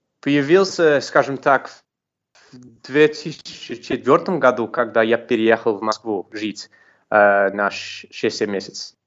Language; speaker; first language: Russian; non-native, fluent; English